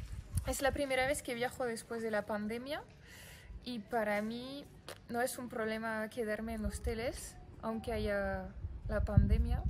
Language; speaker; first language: Spanish; non-native, fluent; French